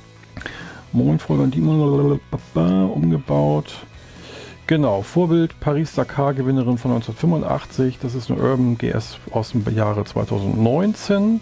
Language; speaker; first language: German; native; German